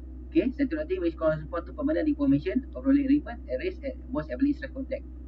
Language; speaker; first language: English; non-native, local second language; Malay